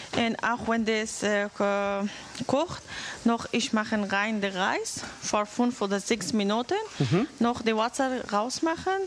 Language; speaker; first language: German; non-native, learner; Persian